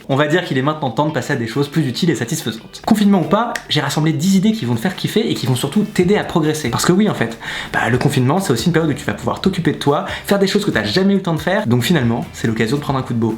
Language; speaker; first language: French; native; French